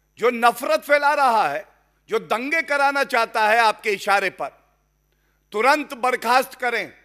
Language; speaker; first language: Hindi; native; Hindi